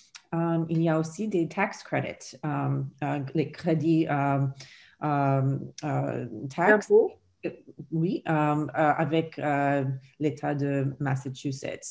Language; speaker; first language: French; non-native, fluent; English